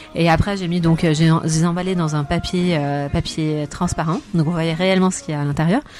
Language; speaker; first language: French; non-native, fluent; Arabic